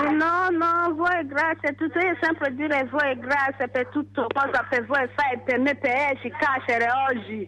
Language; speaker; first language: Italian; non-native, learner; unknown